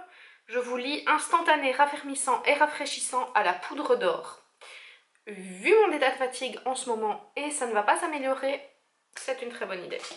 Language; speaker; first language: French; native; French